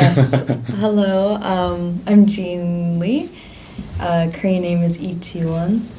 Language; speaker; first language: English; early bilingual, other home language; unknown